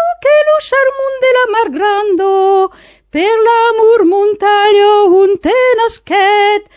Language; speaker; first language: French; native; French